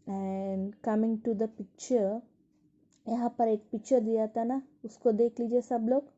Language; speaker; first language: Hindi; non-native, local second language; Telugu